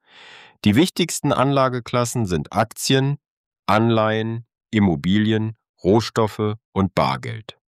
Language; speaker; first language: German; native; German